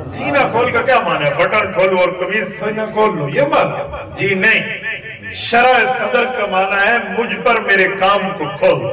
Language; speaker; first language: Urdu; non-native, local second language; Saraiki